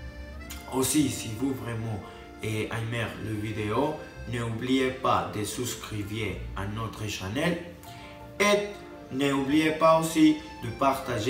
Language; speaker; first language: French; non-native, learner; Spanish